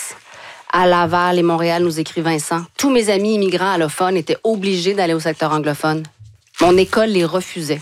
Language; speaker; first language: French; native; French